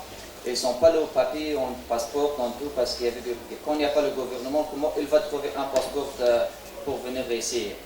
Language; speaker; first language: French; non-native, learner; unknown